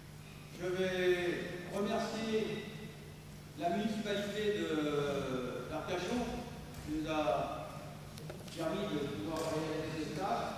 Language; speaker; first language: French; native; French